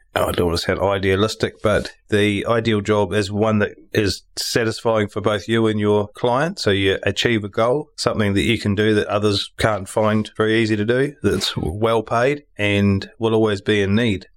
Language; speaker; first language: English; native; English